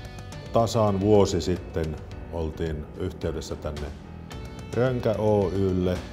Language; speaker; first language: Finnish; native; Finnish